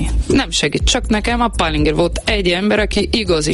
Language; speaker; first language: Hungarian; non-native, learner; Portuguese